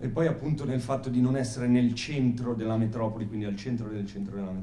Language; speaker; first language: Italian; native; Italian